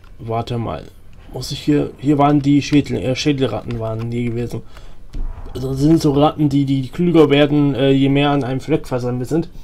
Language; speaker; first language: German; native; German